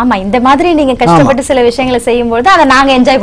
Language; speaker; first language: Tamil; native; Tamil